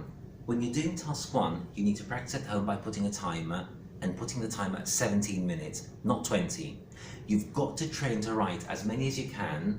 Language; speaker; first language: English; non-native, fluent; Greek